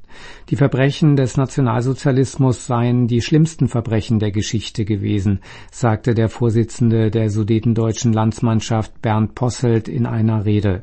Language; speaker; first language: German; native; German